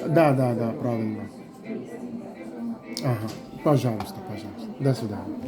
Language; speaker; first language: Russian; non-native, learner; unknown